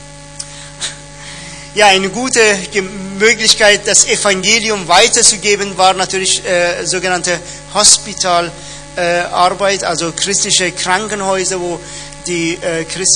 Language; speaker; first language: German; non-native, fluent; Persian